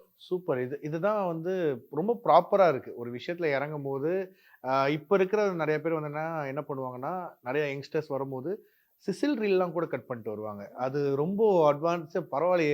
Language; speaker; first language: Tamil; native; Tamil